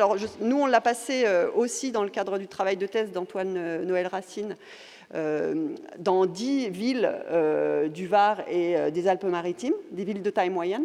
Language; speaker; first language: French; native; French